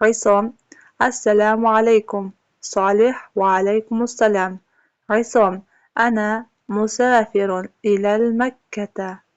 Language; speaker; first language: Arabic; non-native, fluent; Kyrgyz